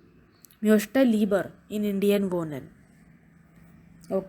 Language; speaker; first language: German; non-native, fluent; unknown